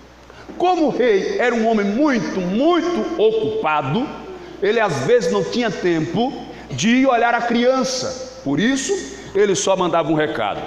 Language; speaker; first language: Portuguese; native; Portuguese